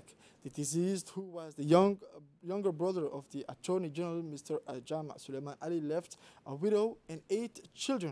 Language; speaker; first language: English; non-native, fluent; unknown